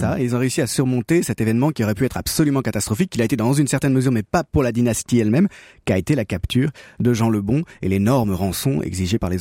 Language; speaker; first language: French; native; French